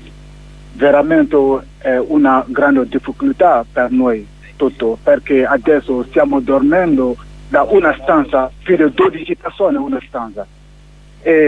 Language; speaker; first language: Italian; non-native, learner; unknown